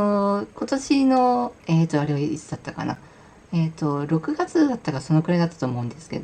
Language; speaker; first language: Japanese; native; Japanese